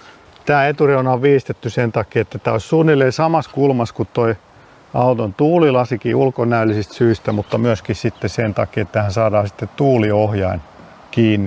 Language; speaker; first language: Finnish; native; Finnish